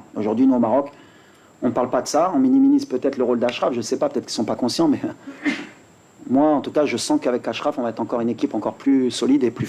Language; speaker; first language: French; native; French